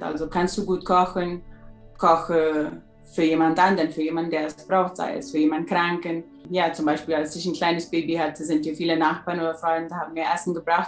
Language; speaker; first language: German; early bilingual, heritage; German